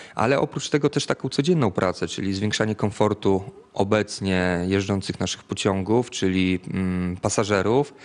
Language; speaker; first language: Polish; native; Polish